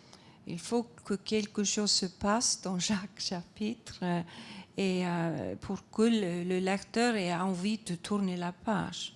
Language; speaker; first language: French; non-native, fluent; Icelandic